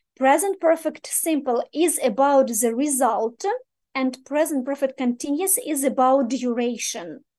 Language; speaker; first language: English; non-native, fluent; Ukrainian